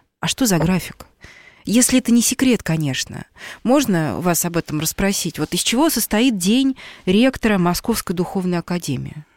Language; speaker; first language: Russian; native; Russian